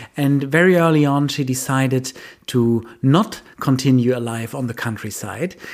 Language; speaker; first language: English; non-native, fluent; German